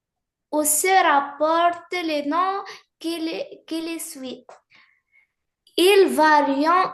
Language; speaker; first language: French; non-native, learner; Arabic